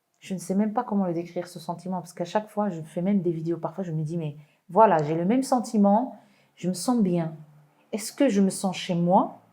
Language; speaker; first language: French; non-native, local second language; Arabic